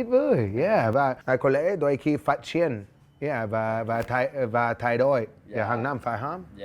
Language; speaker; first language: Vietnamese; non-native, learner; English